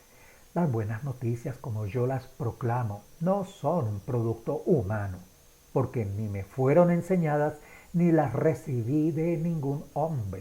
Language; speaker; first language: Spanish; native; Spanish